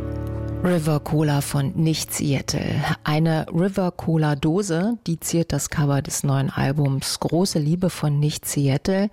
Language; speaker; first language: German; native; German